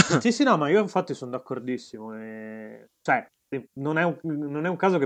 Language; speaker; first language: Italian; native; Italian